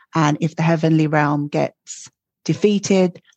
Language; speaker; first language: English; native; English